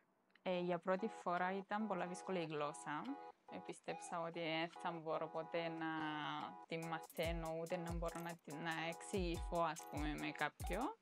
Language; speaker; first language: Greek; non-native, fluent; Romanian